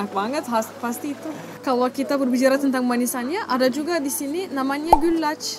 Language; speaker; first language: Indonesian; non-native, fluent; Turkish